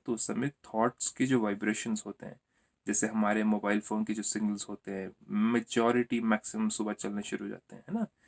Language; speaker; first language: Hindi; native; Hindi